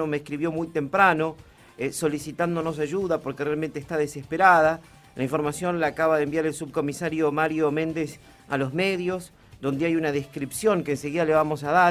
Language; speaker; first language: Spanish; native; Spanish